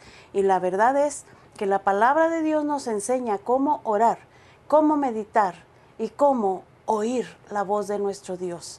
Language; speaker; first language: Spanish; native; Spanish